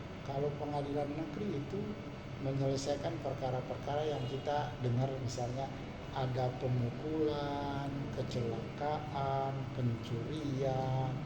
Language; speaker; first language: Indonesian; native; Indonesian